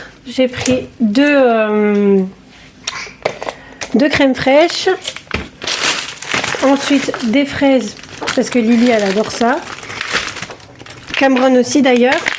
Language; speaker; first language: French; native; French